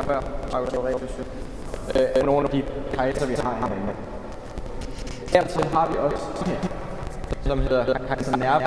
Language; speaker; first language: Danish; native; Danish